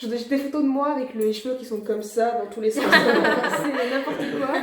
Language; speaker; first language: French; native; French